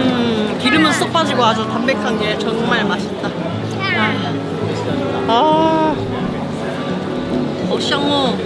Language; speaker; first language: Chinese; non-native, fluent; Korean